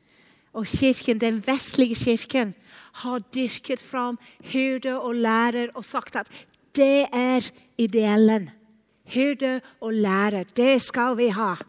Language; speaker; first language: Norwegian; non-native, fluent; English